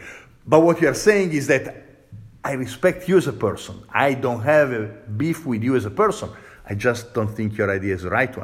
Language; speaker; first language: English; non-native, fluent; Italian